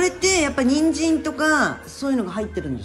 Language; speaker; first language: Japanese; native; Japanese